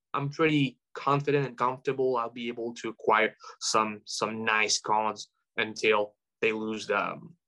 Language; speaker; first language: English; non-native, fluent; French